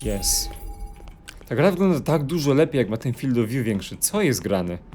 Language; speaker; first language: Polish; native; Polish